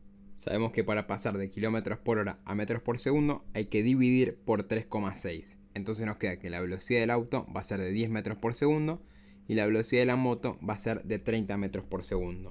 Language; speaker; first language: Spanish; native; Spanish